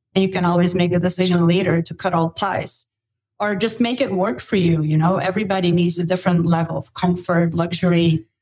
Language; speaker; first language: English; non-native, fluent; Dutch